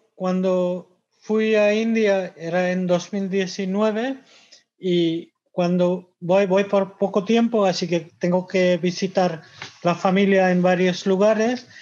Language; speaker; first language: Spanish; non-native, fluent; Bangla